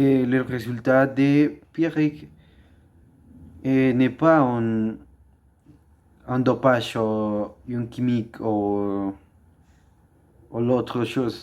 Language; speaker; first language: French; non-native, learner; Spanish